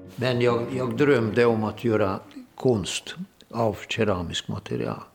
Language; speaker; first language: Swedish; non-native, fluent; Hungarian